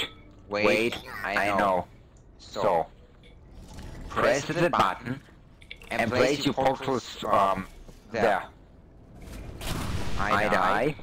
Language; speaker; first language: English; non-native, learner; German